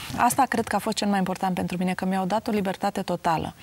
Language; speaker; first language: Romanian; native; Romanian